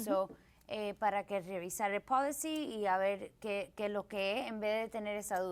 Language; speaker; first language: Spanish; early bilingual, heritage; Spanish